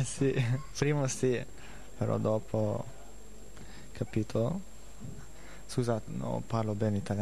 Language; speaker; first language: Italian; non-native, learner; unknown